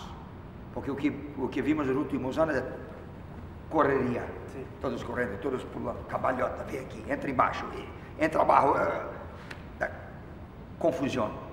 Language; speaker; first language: Spanish; non-native, fluent; Portuguese